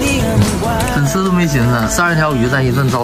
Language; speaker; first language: Chinese; native; Chinese